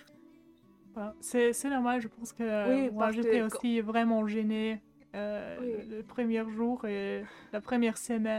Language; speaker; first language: French; non-native, fluent; German